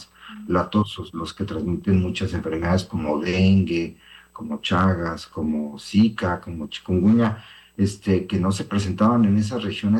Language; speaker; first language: Spanish; native; Spanish